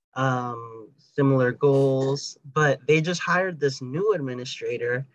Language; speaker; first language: English; early bilingual, other home language; Spanish